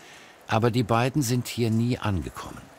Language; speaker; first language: German; native; German